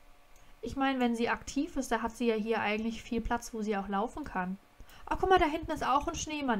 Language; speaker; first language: German; native; German